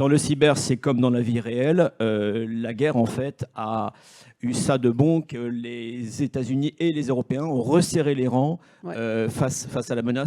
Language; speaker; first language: French; native; French